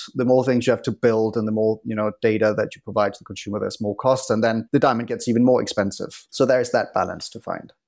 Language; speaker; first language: English; non-native, fluent; Danish